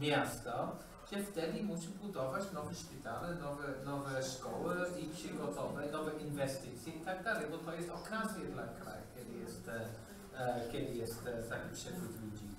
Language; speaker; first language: Polish; non-native, learner; English